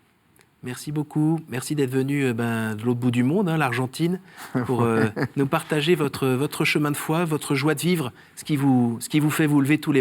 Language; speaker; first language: French; native; French